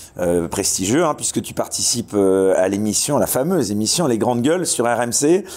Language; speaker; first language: French; native; French